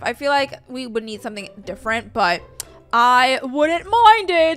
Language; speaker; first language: English; native; English